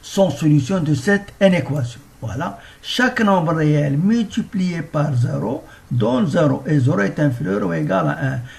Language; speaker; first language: French; non-native, local second language; Arabic